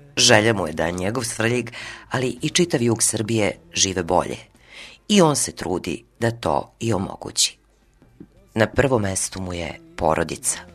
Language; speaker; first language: Serbian; native; Serbian